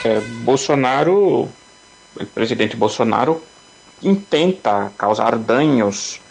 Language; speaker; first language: Spanish; non-native, fluent; Portuguese